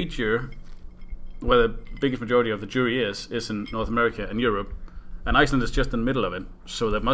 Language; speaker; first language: English; non-native, fluent; Danish